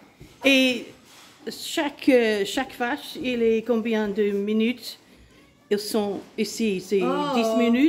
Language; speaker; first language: French; non-native, learner; English